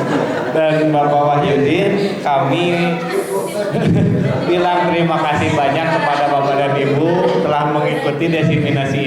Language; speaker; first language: Indonesian; native; Indonesian